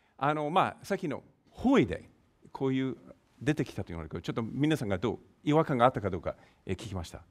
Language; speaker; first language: Japanese; non-native, fluent; English